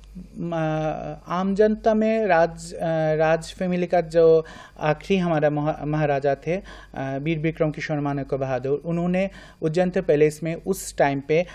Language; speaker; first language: Hindi; non-native, local second language; Bangla